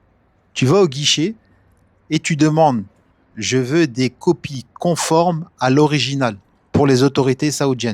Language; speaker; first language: French; native; French